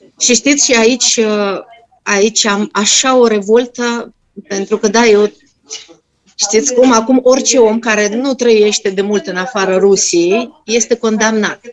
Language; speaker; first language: Romanian; non-native, fluent; Russian